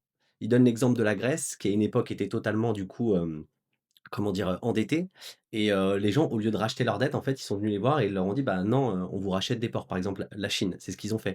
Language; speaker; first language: French; native; French